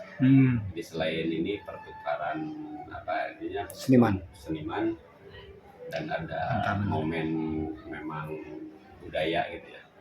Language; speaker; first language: Indonesian; non-native, local second language; Sundanese